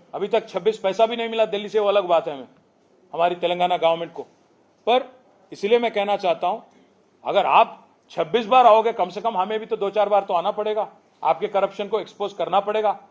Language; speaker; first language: Hindi; non-native, local second language; Telugu